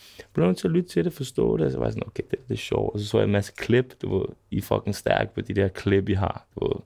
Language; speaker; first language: Danish; early bilingual, other home language; Serbian